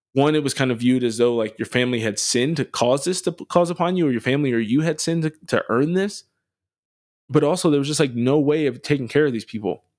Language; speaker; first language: English; native; English